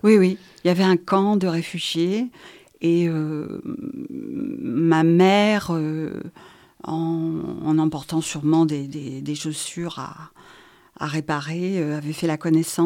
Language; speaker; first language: French; native; French